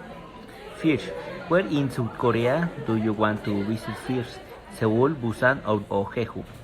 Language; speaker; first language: English; non-native, learner; Spanish